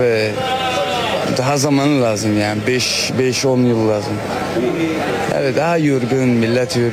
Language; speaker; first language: Turkish; non-native, learner; Arabic